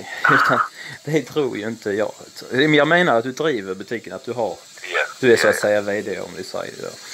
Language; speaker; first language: Swedish; native; Swedish